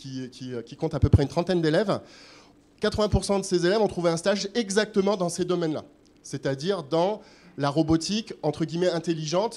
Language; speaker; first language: French; native; French